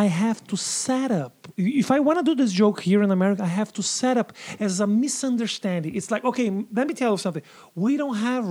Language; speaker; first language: English; non-native, fluent; Portuguese